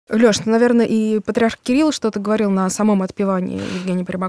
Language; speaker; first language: Russian; native; Russian